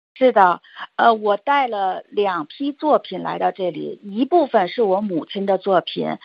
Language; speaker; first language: Chinese; native; Chinese